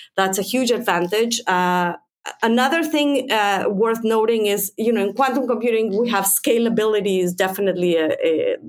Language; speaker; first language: English; non-native, fluent; Spanish